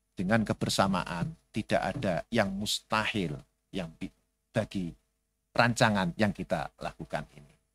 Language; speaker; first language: Indonesian; native; Indonesian